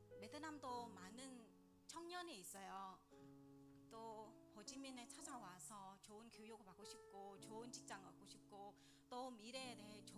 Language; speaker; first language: Korean; non-native, learner; Vietnamese